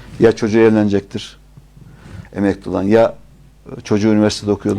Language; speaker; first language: Turkish; native; Turkish